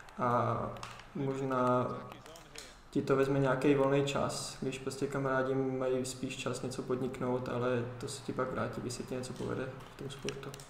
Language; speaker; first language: Czech; early bilingual, heritage; Czech